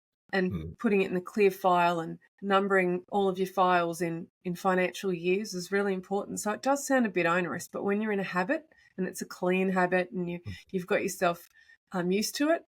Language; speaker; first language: English; native; English